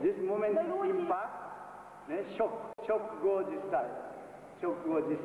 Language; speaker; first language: English; non-native, learner; Japanese